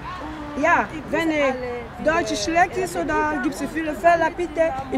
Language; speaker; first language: German; non-native, learner; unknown